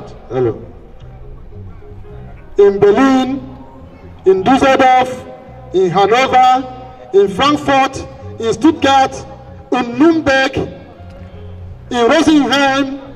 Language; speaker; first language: German; non-native, fluent; Igbo